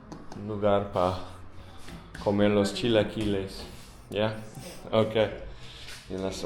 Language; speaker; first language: Spanish; non-native, learner; English